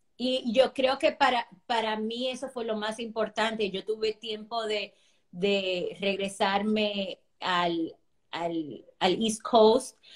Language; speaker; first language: Spanish; early bilingual, heritage; Spanish